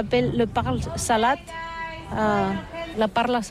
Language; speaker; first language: French; non-native, learner; Catalan